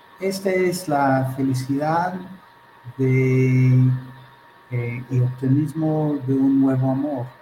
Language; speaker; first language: Spanish; non-native, fluent; Hebrew